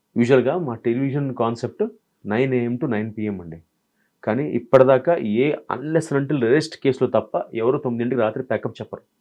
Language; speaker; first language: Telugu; native; Telugu